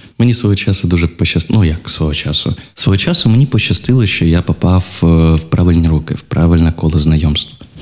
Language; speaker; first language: Ukrainian; non-native, local second language; Russian